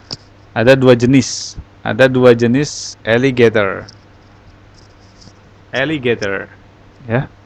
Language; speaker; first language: Indonesian; native; Indonesian